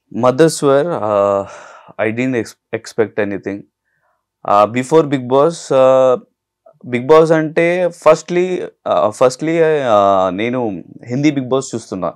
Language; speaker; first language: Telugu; non-native, learner; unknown